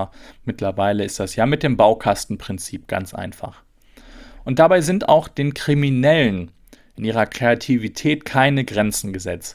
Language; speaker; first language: German; native; German